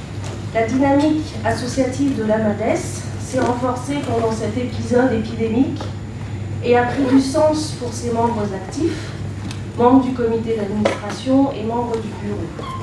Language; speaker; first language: French; native; French